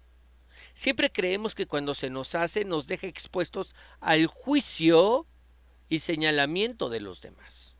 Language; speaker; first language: Spanish; native; Spanish